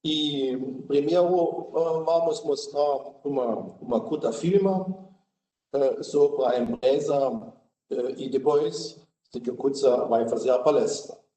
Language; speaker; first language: Portuguese; non-native, learner; German